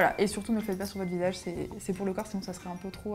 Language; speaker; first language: French; native; French